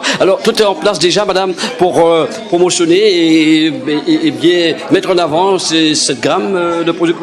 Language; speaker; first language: French; native; French